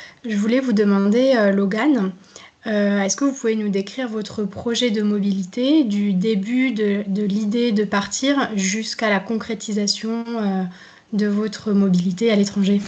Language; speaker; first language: French; native; French